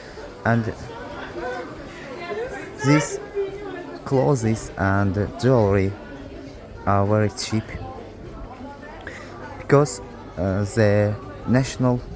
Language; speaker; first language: English; non-native, learner; Azerbaijani